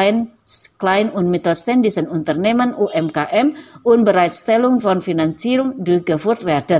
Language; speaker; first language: German; non-native, fluent; Indonesian